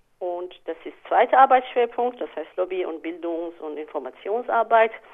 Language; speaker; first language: German; non-native, fluent; Persian